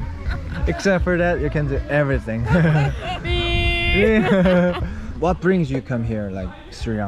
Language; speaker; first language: English; non-native, learner; Korean